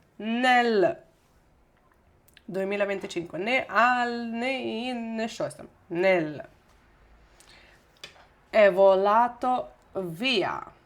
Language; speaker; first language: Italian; non-native, fluent; Ukrainian